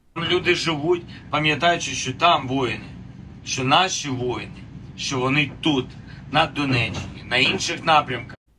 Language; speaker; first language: Ukrainian; non-native, local second language; Russian